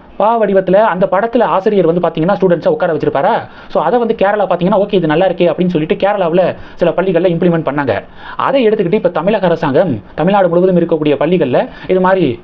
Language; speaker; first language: Tamil; native; Tamil